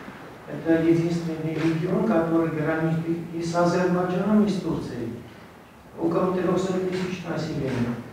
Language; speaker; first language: Russian; non-native, local second language; Armenian